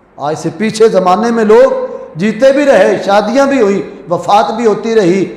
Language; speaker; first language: Urdu; non-native, local second language; Punjabi